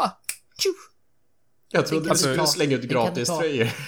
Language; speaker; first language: Swedish; native; Swedish